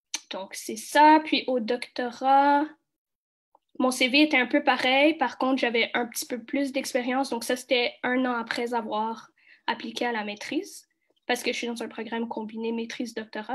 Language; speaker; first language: French; early bilingual, other home language; Kinyarwanda